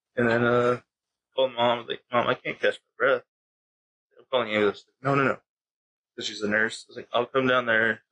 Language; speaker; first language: English; native; English